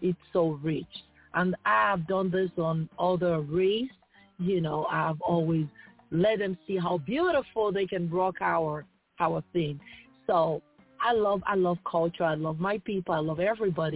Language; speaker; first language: English; non-native, local second language; Yoruba